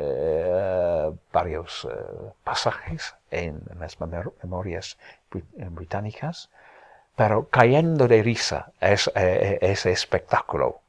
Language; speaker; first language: Spanish; non-native, fluent; English